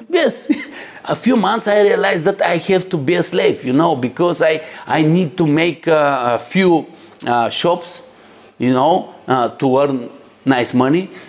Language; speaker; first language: English; non-native, learner; Bulgarian